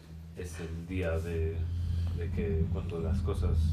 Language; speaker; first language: Spanish; non-native, fluent; English